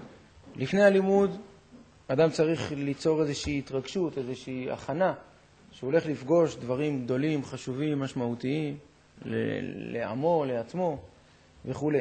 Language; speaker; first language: Hebrew; native; Hebrew